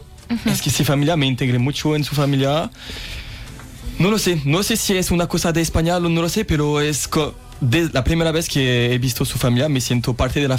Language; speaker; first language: Spanish; non-native, learner; French